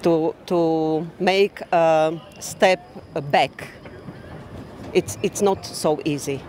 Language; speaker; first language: English; non-native, learner; Slovak